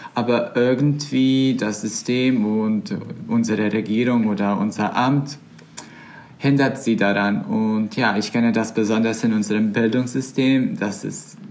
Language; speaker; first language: German; non-native, fluent; Croatian